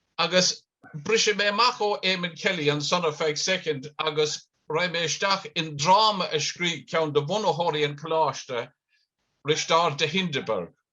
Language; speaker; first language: Irish; native; Irish